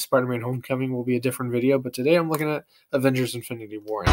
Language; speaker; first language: English; native; English